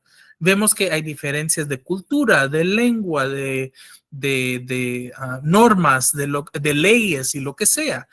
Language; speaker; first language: Spanish; non-native, fluent; English